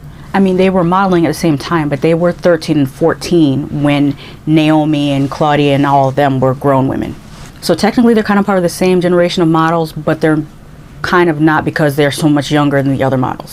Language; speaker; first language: English; native; English